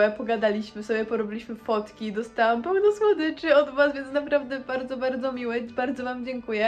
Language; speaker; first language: Polish; native; Polish